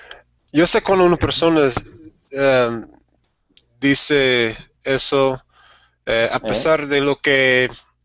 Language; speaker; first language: Spanish; non-native, learner; English